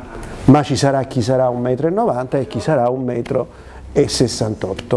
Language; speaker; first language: Italian; native; Italian